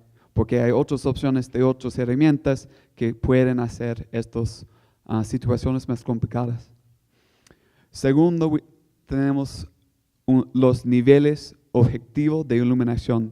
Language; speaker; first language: Spanish; non-native, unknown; English